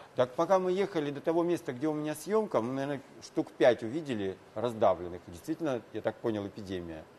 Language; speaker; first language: Russian; native; Russian